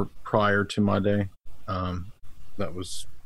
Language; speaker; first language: English; native; English